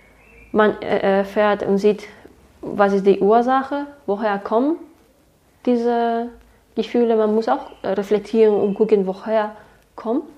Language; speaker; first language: German; non-native, fluent; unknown